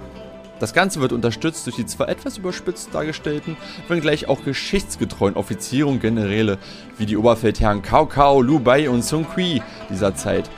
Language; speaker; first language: German; native; German